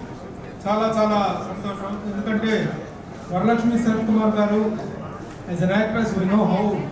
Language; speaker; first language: Telugu; native; Telugu